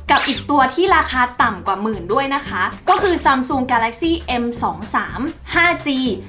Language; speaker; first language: Thai; native; Thai